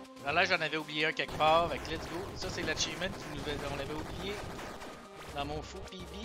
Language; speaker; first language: French; native; French